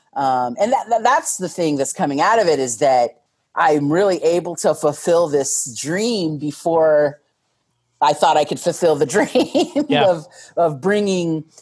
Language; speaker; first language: English; native; English